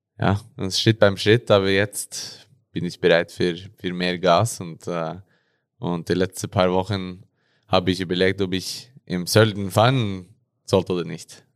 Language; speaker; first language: German; non-native, learner; Norwegian